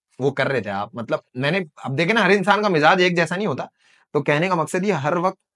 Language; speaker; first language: Urdu; native; Urdu